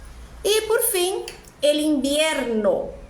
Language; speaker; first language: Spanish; non-native, fluent; Portuguese